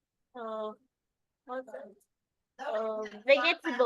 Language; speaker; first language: English; non-native, learner; Vietnamese